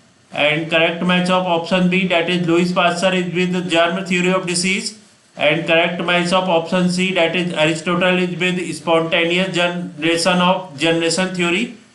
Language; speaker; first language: English; non-native, local second language; Hindi